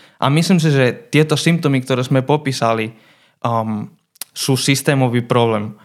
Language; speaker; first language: Slovak; non-native, fluent; Spanish